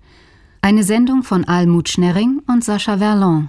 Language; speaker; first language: German; native; German